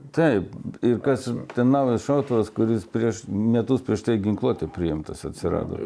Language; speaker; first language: Lithuanian; non-native, local second language; Russian